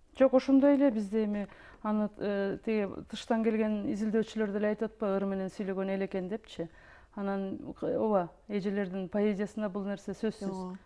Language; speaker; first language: Kyrgyz; native; Kyrgyz